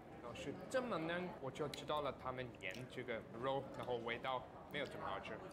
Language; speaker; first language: Chinese; non-native, fluent; German